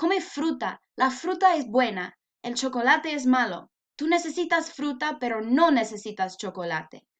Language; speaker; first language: Spanish; non-native, fluent; English